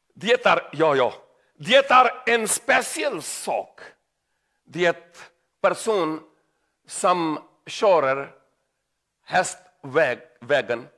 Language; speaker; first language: Swedish; non-native, learner; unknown